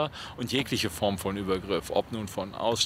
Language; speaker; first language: German; native; German